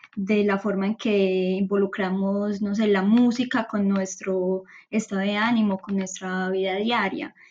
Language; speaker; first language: Spanish; native; Spanish